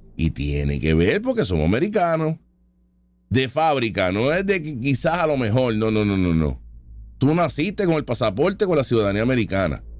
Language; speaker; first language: Spanish; native; Spanish